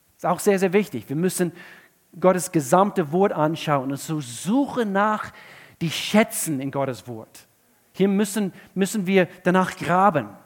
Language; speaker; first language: German; non-native, fluent; English